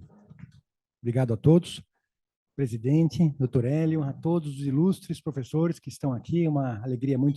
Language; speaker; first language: Portuguese; native; Portuguese